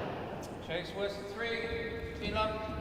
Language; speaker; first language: English; native; English